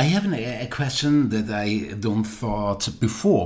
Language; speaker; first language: English; non-native, learner; German